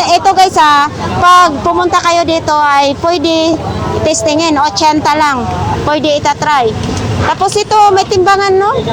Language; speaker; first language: Filipino; non-native, local second language; Cebuano